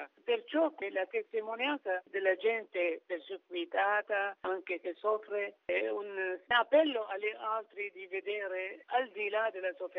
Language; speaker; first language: Italian; non-native, fluent; Arabic